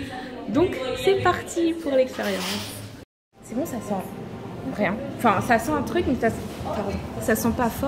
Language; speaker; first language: French; native; French